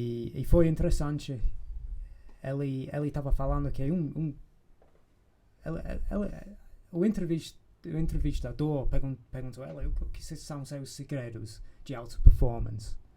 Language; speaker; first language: Portuguese; non-native, fluent; English